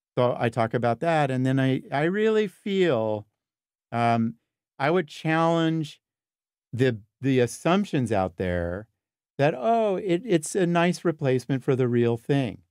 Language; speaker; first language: English; native; English